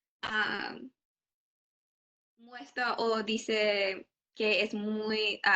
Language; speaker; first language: Spanish; non-native, learner; English